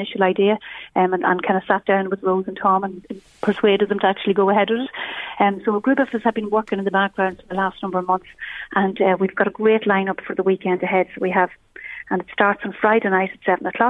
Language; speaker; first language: English; native; English